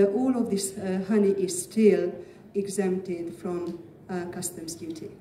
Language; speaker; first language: English; non-native, fluent; Hungarian